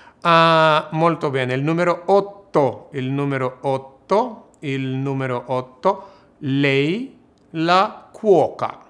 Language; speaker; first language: Italian; non-native, fluent; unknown